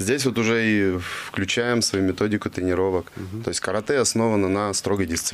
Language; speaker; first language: Russian; native; Russian